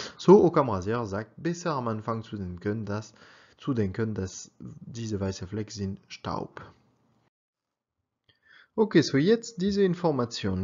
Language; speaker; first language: German; non-native, learner; French